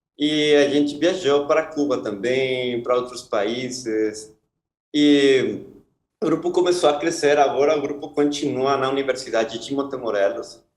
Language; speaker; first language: Portuguese; non-native, fluent; Spanish